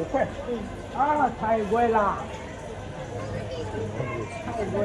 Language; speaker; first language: Chinese; non-native, learner; Kinyarwanda